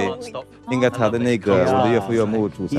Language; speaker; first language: Chinese; non-native, fluent; Swedish